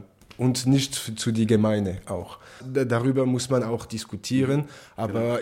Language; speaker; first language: German; non-native, local second language; French